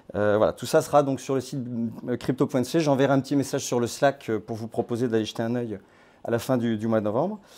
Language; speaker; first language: French; native; French